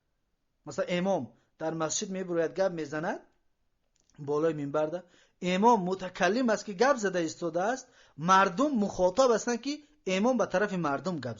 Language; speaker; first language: Persian; native; Persian